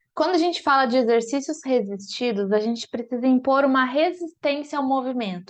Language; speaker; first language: Portuguese; native; Portuguese